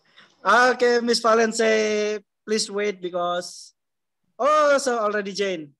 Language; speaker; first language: English; non-native, learner; Indonesian